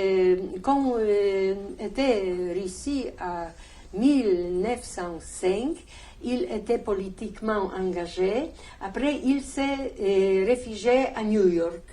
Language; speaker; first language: French; non-native, learner; Polish